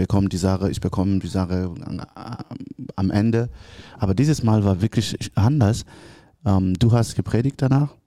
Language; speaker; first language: German; non-native, learner; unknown